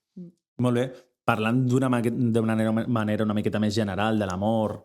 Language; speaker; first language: Catalan; native; Catalan